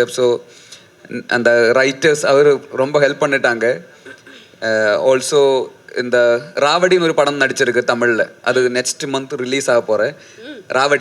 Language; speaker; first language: Tamil; non-native, learner; Malayalam